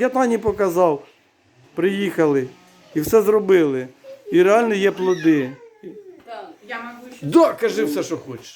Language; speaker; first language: Ukrainian; native; Ukrainian